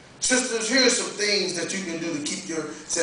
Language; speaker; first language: English; native; English